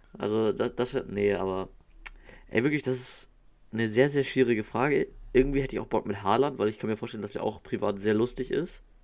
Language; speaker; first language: German; native; German